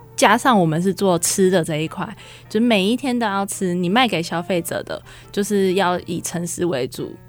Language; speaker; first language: Chinese; native; Chinese